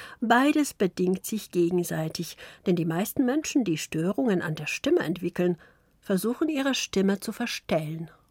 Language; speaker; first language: German; early bilingual, other home language; Polish